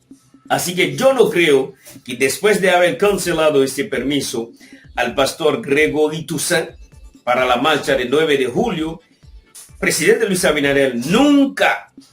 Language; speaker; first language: Spanish; non-native, fluent; Haitian Creole